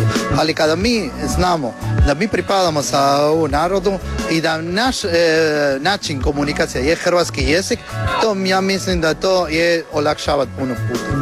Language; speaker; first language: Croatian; early bilingual, heritage; Croatian